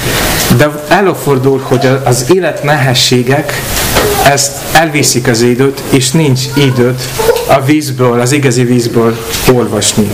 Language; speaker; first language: Hungarian; non-native, fluent; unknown